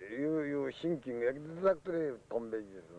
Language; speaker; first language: English; non-native, learner; Japanese